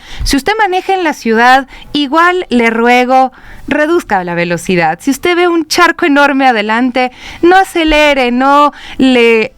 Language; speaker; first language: Spanish; native; Spanish